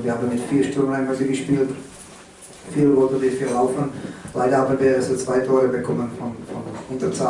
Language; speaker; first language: German; non-native, learner; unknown